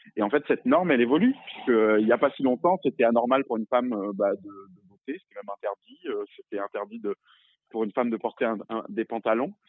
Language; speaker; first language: French; native; French